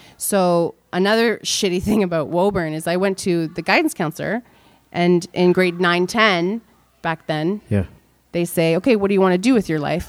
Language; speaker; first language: English; non-native, fluent; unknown